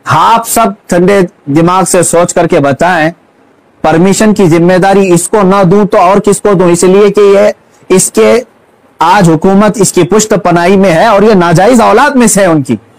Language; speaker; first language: Hindi; native; Hindi